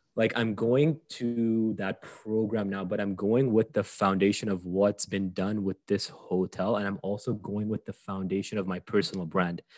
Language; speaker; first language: English; early bilingual, other home language; Arabic